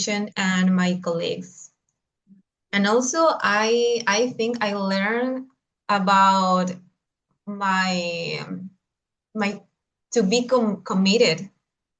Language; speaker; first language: English; non-native, learner; Spanish